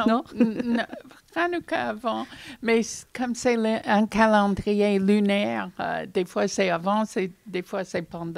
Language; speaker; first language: French; non-native, fluent; English